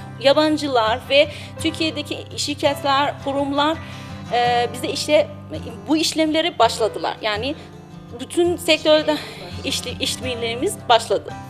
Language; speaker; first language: Turkish; non-native, learner; Persian